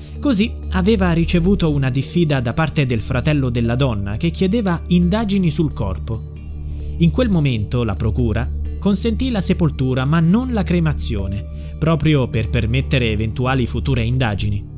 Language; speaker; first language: Italian; native; Italian